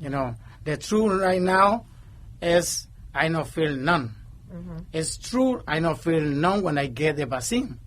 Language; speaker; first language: English; non-native, learner; Spanish